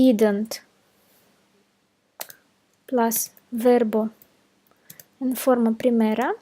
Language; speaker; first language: Spanish; non-native, fluent; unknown